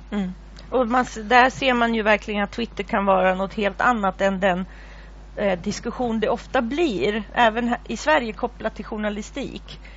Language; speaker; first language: Swedish; native; Swedish